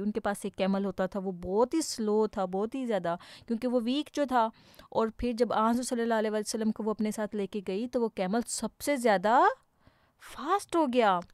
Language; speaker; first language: Urdu; native; Urdu